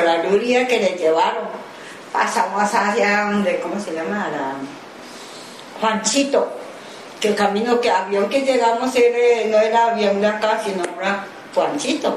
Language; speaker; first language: Spanish; non-native, learner; Japanese